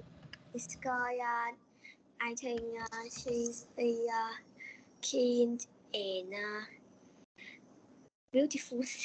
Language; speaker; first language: English; non-native, learner; Vietnamese